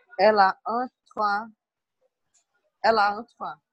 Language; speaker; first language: French; non-native, learner; Portuguese